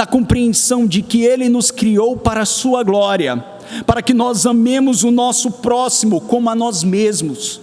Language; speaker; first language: Portuguese; native; Portuguese